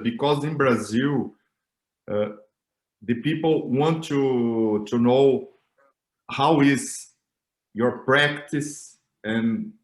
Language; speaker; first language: English; non-native, learner; Portuguese